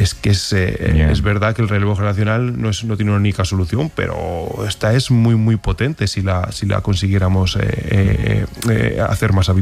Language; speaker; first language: Spanish; native; Spanish